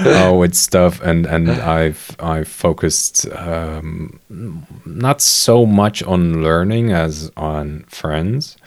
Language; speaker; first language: English; non-native, fluent; Polish